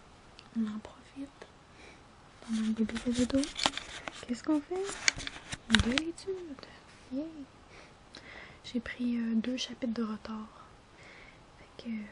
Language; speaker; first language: French; native; French